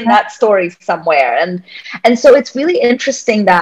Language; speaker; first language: English; native; English